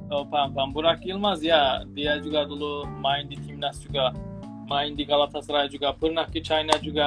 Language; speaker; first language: Indonesian; non-native, fluent; Turkish